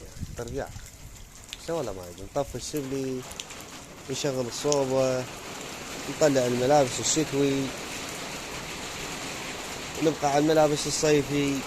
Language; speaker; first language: Arabic; native; Arabic